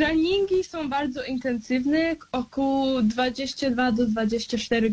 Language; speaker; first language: Polish; early bilingual, heritage; Polish